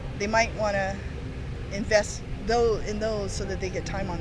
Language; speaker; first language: English; native; English